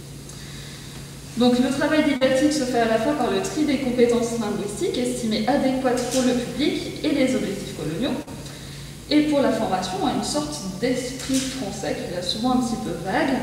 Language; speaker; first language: French; native; French